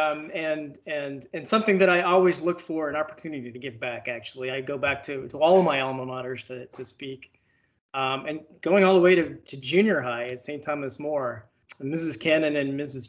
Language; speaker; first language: English; native; English